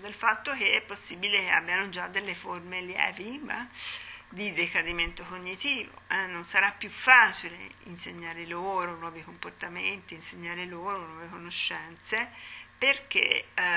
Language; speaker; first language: Italian; native; Italian